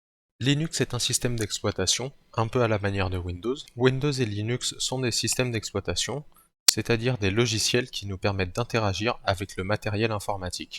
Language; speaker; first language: French; native; French